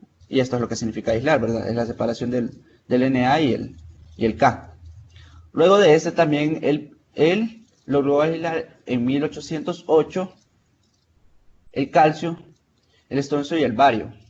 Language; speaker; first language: Spanish; native; Spanish